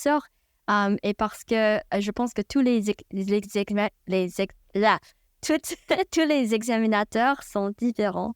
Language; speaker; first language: French; non-native, fluent; Chinese